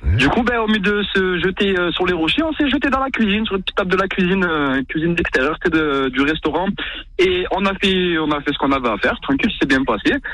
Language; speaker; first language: French; native; French